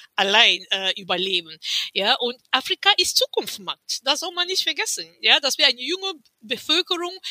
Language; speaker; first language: German; non-native, fluent; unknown